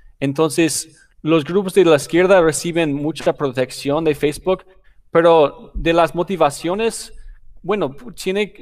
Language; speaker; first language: Spanish; non-native, fluent; English